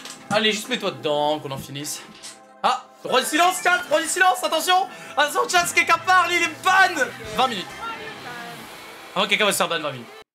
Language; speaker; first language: French; native; French